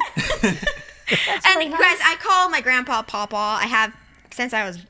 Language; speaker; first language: English; native; English